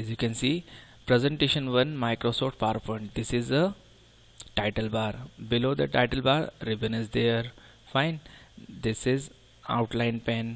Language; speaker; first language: English; non-native, local second language; Hindi